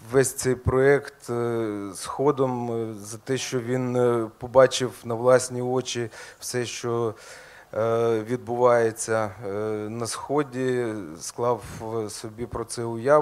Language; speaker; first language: Ukrainian; native; Ukrainian